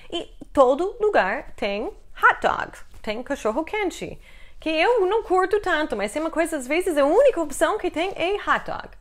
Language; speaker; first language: Portuguese; non-native, fluent; English